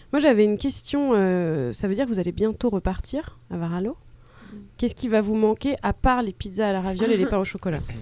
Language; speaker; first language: French; native; French